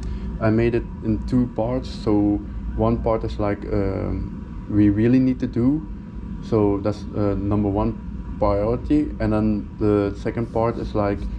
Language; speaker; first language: English; non-native, fluent; Dutch